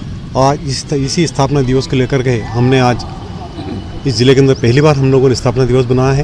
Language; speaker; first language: Hindi; native; Hindi